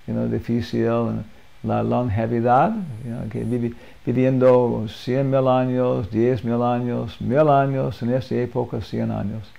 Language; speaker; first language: Spanish; non-native, learner; English